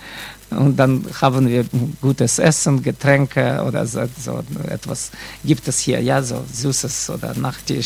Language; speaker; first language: German; non-native, fluent; Russian